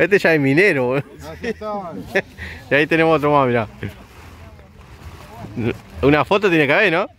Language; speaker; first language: Spanish; native; Spanish